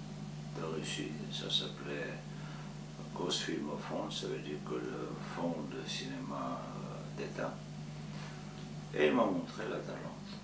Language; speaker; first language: French; non-native, fluent; Georgian